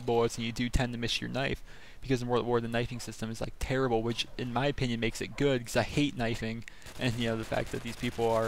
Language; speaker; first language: English; native; English